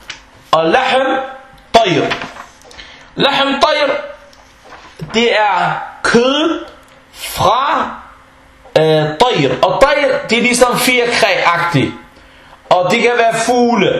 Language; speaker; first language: Danish; non-native, local second language; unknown